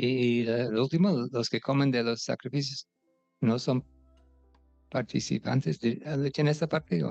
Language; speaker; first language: Spanish; non-native, fluent; English